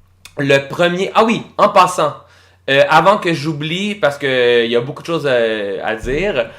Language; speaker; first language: French; native; French